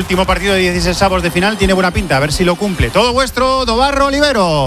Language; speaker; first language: Spanish; native; Spanish